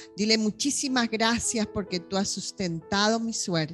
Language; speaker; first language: Spanish; native; Spanish